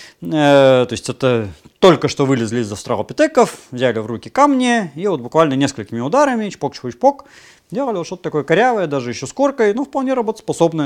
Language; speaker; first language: Russian; native; Russian